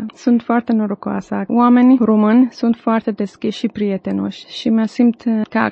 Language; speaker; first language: Romanian; non-native, learner; Persian